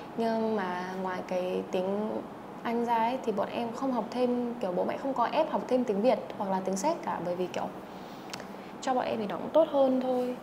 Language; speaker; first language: Vietnamese; early bilingual, heritage; Czech